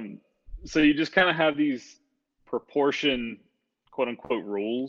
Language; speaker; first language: English; native; English